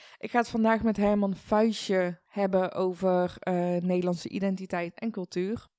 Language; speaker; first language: Dutch; early bilingual, other home language; Persian